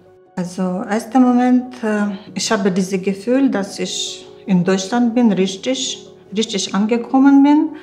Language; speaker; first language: German; non-native, learner; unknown